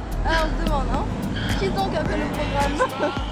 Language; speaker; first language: French; native; French